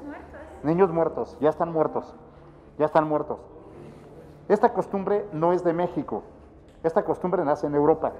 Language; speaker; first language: Spanish; native; Spanish